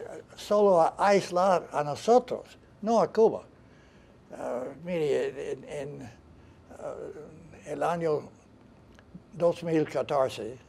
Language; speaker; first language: Spanish; non-native, fluent; English